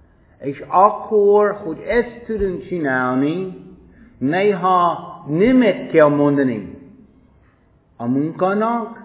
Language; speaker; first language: Hungarian; non-native, fluent; English